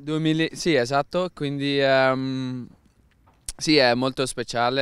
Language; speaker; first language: Italian; non-native, learner; Dutch